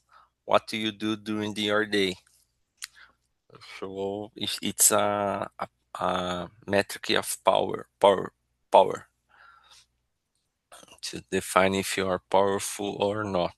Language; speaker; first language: English; non-native, learner; Portuguese